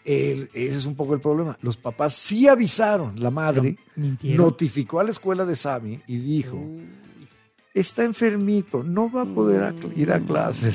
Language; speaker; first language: Spanish; native; Spanish